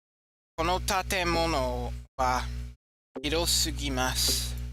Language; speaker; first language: Japanese; non-native, learner; English